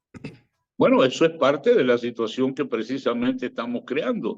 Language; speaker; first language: Spanish; native; Spanish